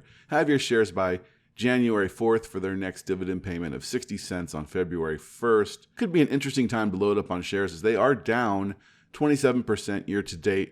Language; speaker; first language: English; native; English